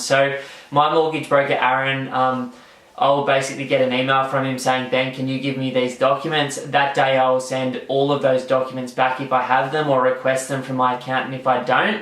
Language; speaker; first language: English; native; English